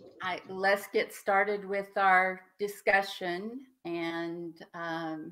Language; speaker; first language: English; native; English